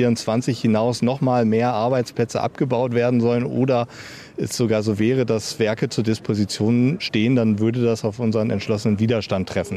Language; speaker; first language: German; native; German